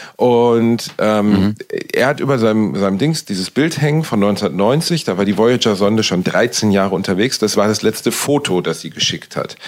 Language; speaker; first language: German; native; German